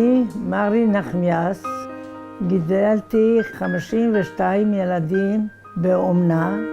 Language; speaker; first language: Hebrew; non-native, fluent; Arabic